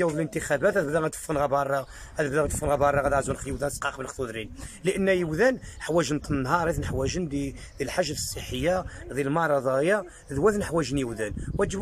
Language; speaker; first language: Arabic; non-native, local second language; Riffian